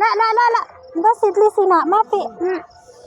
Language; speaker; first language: Arabic; non-native, learner; Filipino